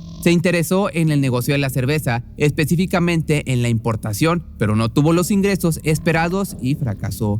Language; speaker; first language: Spanish; native; Spanish